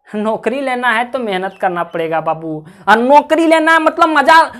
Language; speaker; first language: Hindi; native; Hindi